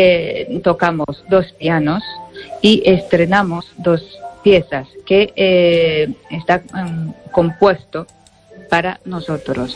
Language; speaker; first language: Spanish; non-native, learner; Japanese